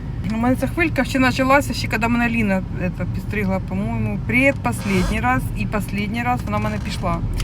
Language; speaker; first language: Russian; non-native, local second language; Ukrainian